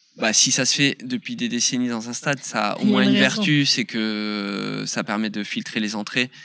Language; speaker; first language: French; native; French